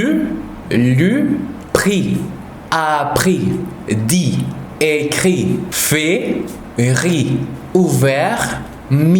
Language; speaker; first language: French; non-native, fluent; Spanish